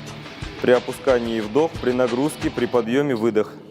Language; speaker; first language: Russian; native; Russian